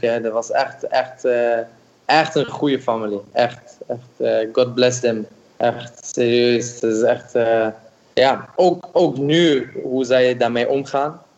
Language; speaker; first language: Dutch; non-native, fluent; German